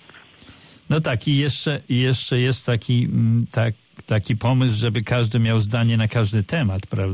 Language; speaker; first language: Polish; native; Polish